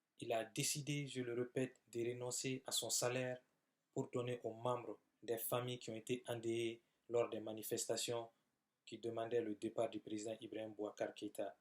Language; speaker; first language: French; non-native, local second language; Bambara